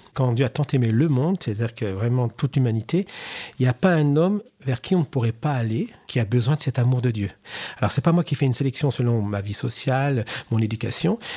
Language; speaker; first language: French; native; French